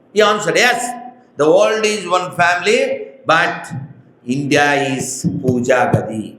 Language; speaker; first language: English; non-native, local second language; Telugu